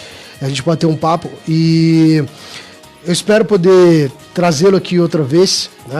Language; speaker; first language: Portuguese; native; Portuguese